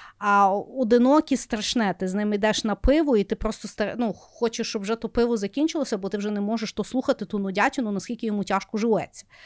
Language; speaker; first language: Ukrainian; native; Ukrainian